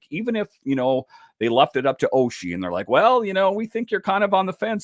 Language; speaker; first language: English; native; English